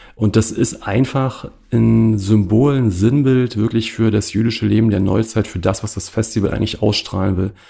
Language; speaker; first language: German; native; German